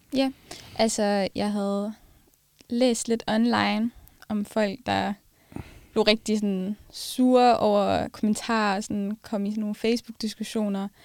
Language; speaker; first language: Danish; early bilingual, other home language; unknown